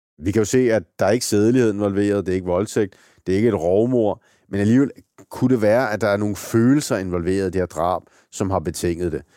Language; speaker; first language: Danish; native; Danish